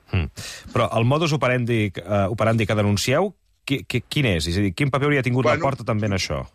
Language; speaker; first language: Catalan; native; Catalan